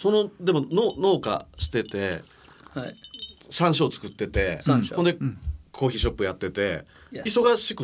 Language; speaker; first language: Japanese; native; Japanese